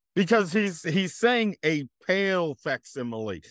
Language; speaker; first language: English; native; English